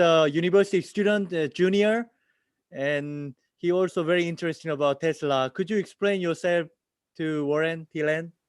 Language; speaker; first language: English; non-native, learner; Korean